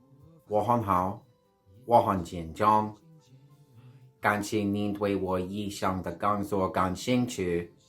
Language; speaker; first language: Chinese; non-native, learner; English